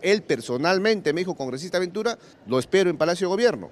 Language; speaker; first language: Spanish; native; Spanish